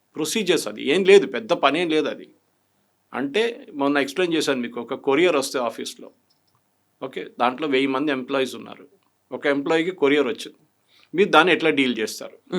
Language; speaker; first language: Telugu; non-native, fluent; Malayalam